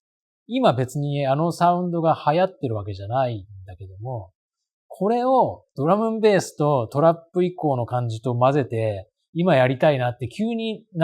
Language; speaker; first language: Japanese; native; Japanese